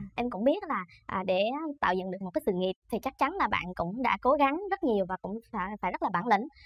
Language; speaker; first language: Vietnamese; native; Vietnamese